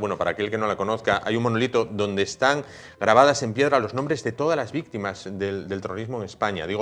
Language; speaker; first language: Spanish; native; Spanish